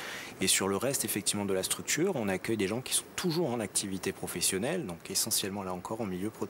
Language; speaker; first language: French; native; French